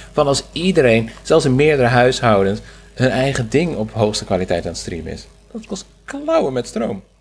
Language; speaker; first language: Dutch; native; Dutch